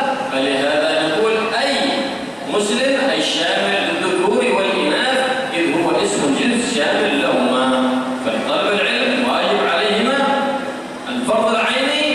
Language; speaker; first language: Arabic; native; Arabic